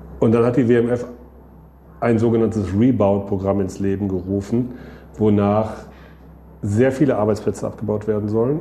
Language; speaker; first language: German; native; German